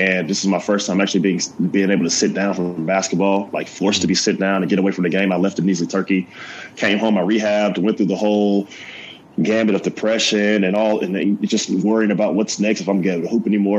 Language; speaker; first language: English; native; English